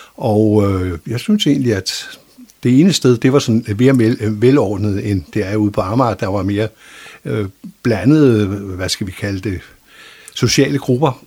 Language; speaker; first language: Danish; native; Danish